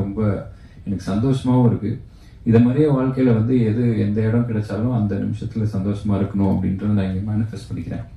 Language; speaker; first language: Tamil; native; Tamil